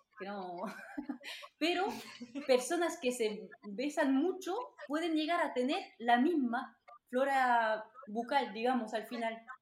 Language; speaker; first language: Spanish; non-native, fluent; French